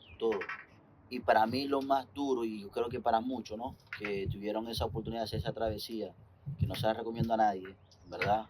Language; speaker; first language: Spanish; native; Spanish